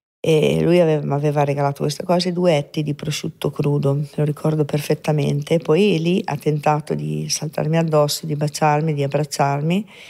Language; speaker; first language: Italian; native; Italian